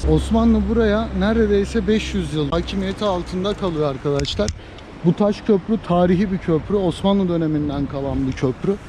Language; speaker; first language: Turkish; native; Turkish